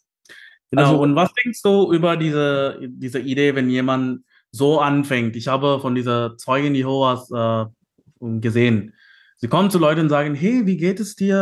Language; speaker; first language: German; non-native, fluent; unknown